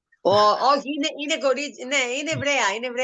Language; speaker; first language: Greek; native; Greek